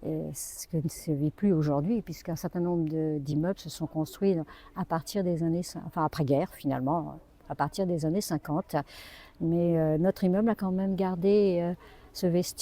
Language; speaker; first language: French; native; French